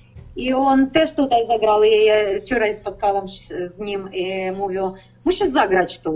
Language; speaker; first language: Polish; non-native, learner; Ukrainian